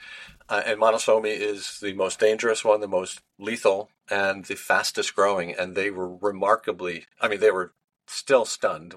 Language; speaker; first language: English; native; English